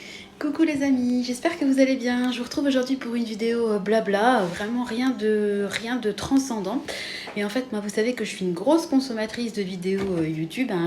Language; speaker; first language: French; native; French